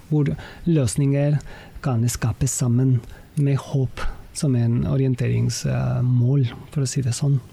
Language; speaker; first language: Norwegian; non-native, fluent; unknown